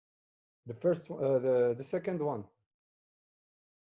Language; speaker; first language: English; non-native, learner; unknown